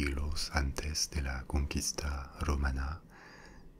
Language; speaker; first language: Spanish; non-native, fluent; French